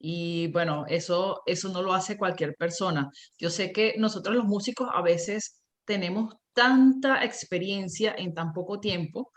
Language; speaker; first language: Spanish; native; Spanish